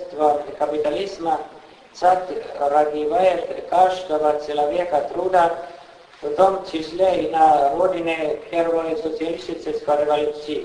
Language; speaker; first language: Russian; non-native, fluent; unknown